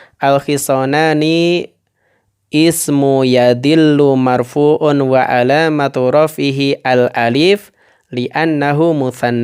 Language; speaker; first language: Arabic; non-native, fluent; Indonesian